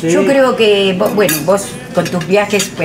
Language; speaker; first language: Spanish; native; Spanish